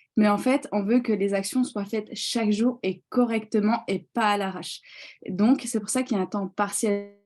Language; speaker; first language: French; native; French